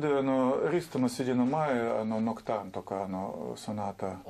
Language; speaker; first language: Japanese; non-native, learner; Russian